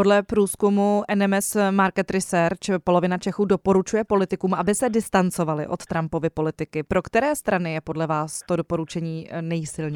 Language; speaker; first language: Czech; native; Czech